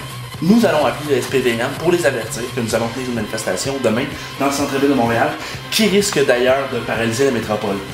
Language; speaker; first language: French; native; French